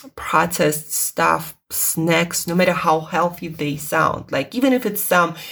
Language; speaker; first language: English; non-native, fluent; Russian